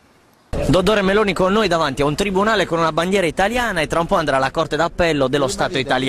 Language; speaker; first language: Italian; native; Italian